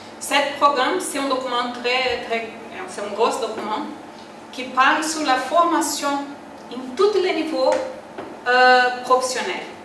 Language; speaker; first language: French; non-native, learner; Portuguese